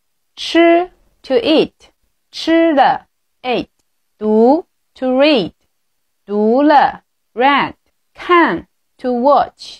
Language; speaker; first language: English; non-native, fluent; Chinese